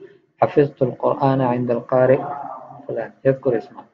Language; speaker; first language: Arabic; non-native, fluent; Urdu